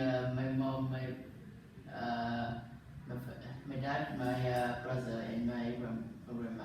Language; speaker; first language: English; non-native, learner; Vietnamese